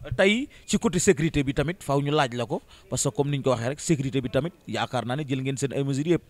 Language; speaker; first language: Wolof; native; Wolof